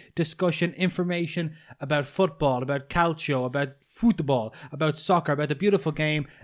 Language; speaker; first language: English; native; English